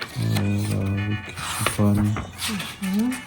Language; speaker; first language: French; early bilingual, other home language; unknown